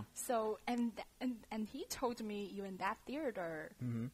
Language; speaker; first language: English; non-native, fluent; Chinese